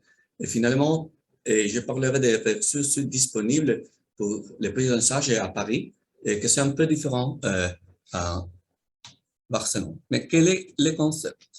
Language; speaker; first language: French; non-native, learner; Spanish